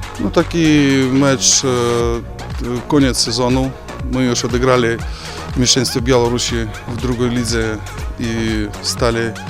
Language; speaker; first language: Polish; non-native, learner; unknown